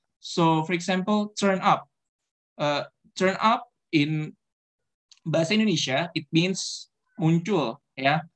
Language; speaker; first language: English; non-native, fluent; Indonesian